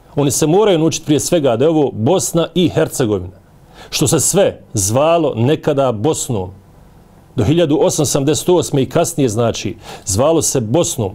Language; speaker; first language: Bosnian; native; Bosnian